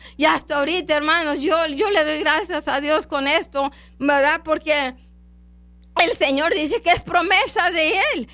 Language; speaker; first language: Spanish; non-native, local second language; English